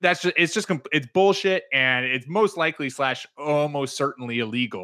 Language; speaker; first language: English; native; English